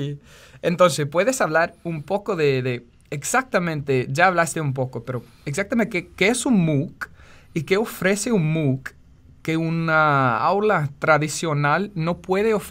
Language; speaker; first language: Spanish; non-native, fluent; English